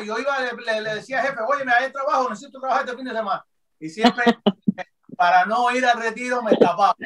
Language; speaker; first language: Spanish; native; Spanish